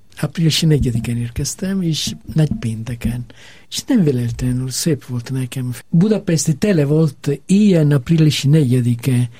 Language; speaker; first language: Hungarian; non-native, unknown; Italian